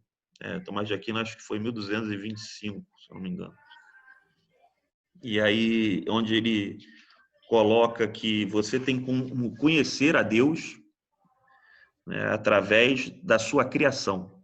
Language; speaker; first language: Portuguese; native; Portuguese